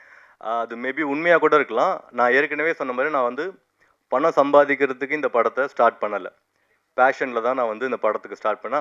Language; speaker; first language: Tamil; native; Tamil